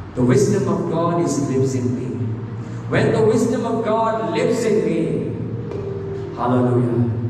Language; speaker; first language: English; non-native, local second language; Sinhala